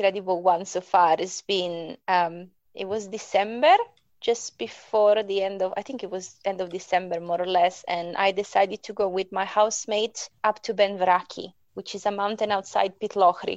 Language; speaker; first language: English; non-native, fluent; Italian